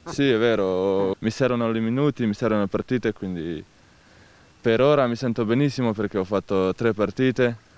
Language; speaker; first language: Italian; non-native, fluent; Slovenian